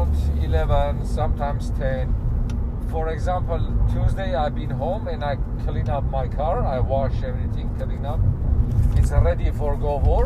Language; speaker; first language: English; non-native, learner; Armenian